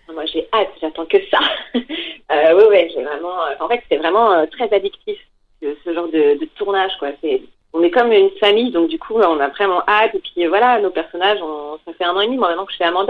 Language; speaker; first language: French; native; French